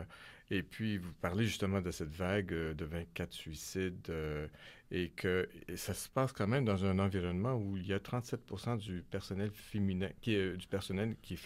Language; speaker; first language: French; native; French